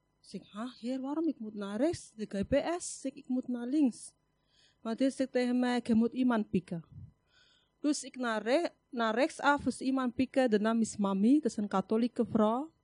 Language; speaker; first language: Dutch; non-native, learner; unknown